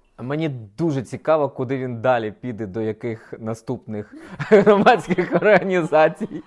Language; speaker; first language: Ukrainian; native; Ukrainian